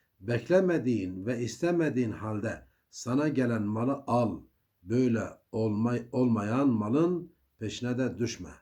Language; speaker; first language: Turkish; native; Turkish